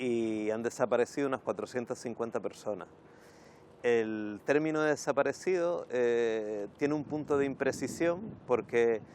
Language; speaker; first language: Spanish; native; Spanish